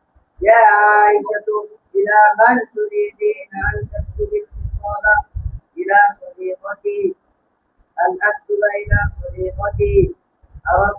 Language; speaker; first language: Arabic; non-native, learner; Bangla